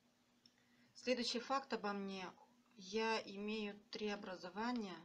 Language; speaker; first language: Russian; native; Russian